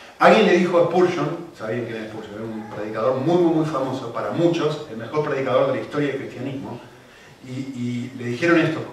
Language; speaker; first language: Spanish; native; Spanish